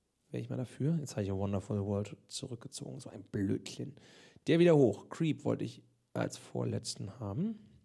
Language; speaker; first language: German; native; German